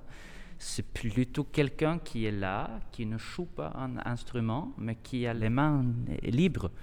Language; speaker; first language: French; non-native, fluent; Swedish